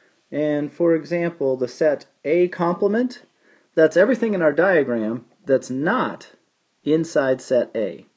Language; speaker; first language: English; native; English